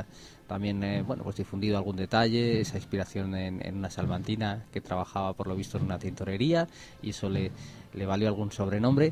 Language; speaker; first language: Spanish; native; Spanish